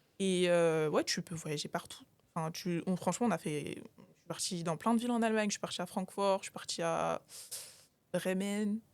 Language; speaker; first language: French; native; French